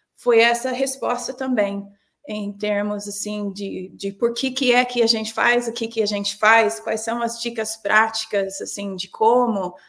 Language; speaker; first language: Portuguese; non-native, fluent; English